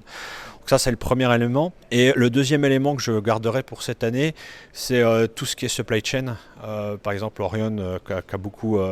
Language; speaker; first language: French; native; French